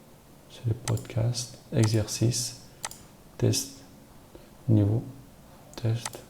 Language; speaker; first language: French; non-native, learner; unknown